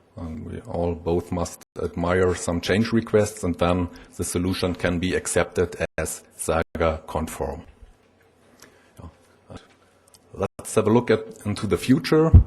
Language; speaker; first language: English; non-native, fluent; German